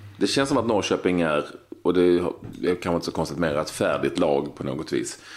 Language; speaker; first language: Swedish; native; Swedish